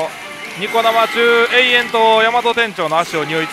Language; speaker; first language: Japanese; native; Japanese